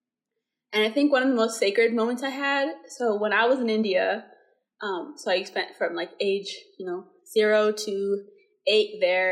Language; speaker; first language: English; early bilingual, other home language; Somali